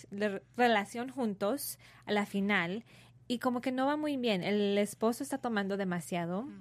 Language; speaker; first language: Spanish; early bilingual, heritage; Spanish